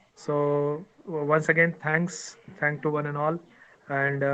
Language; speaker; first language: English; non-native, local second language; Marathi